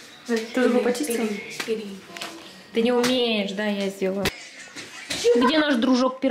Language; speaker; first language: Russian; native; Russian